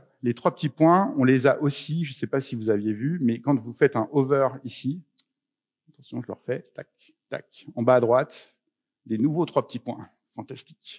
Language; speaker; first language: French; native; French